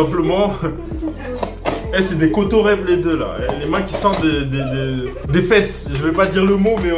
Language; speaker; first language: French; native; French